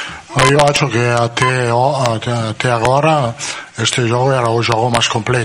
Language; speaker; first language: Portuguese; non-native, learner; Italian